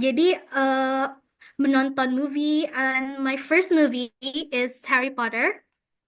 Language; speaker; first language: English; non-native, fluent; Indonesian